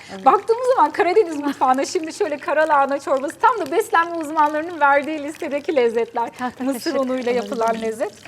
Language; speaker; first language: Turkish; native; Turkish